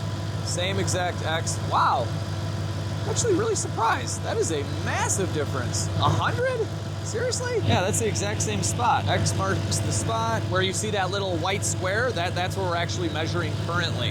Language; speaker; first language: English; native; English